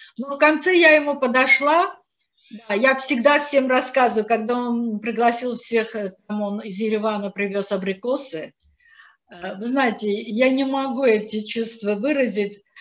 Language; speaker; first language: Russian; non-native, local second language; Azerbaijani